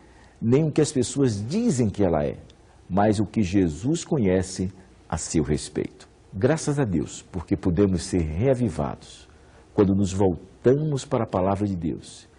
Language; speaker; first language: Portuguese; native; Portuguese